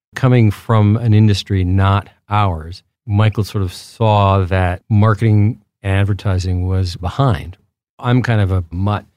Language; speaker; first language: English; early bilingual, other home language; Spanish